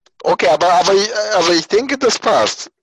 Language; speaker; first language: German; non-native, fluent; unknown